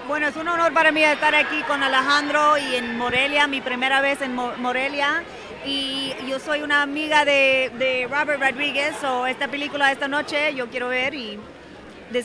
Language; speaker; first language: Spanish; non-native, learner; English